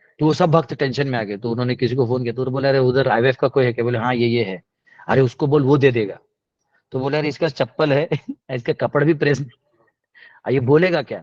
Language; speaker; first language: Hindi; non-native, local second language; Marathi